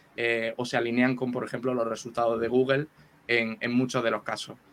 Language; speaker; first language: Spanish; native; Spanish